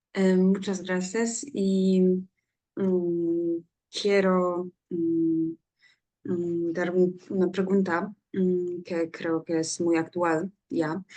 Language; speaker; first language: Spanish; non-native, learner; Polish